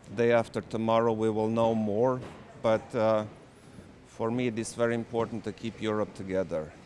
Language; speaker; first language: English; non-native, fluent; Romanian